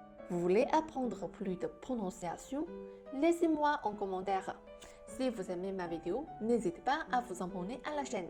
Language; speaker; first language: French; non-native, fluent; Chinese